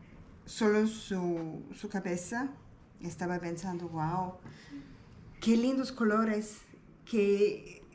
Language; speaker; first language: Spanish; non-native, learner; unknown